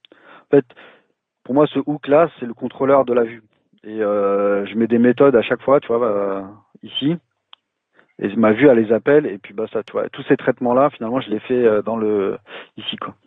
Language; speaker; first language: French; native; French